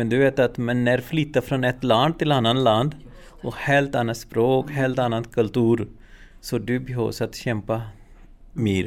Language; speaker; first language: Swedish; non-native, fluent; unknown